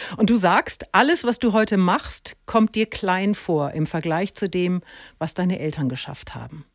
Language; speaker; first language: German; native; German